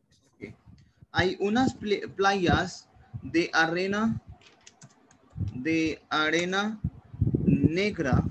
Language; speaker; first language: Spanish; non-native, learner; Hindi